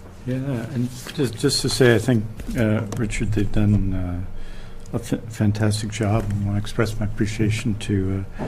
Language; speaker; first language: English; native; English